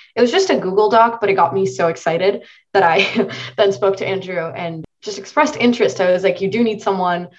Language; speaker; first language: English; non-native, local second language; Marathi